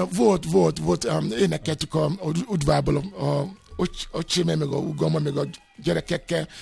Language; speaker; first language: Hungarian; non-native, fluent; Yoruba